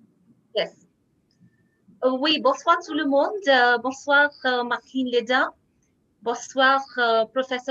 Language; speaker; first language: French; non-native, fluent; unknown